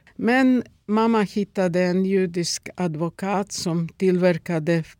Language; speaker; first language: Swedish; non-native, fluent; Serbian